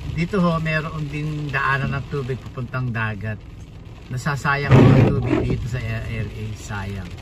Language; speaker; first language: Filipino; native; Filipino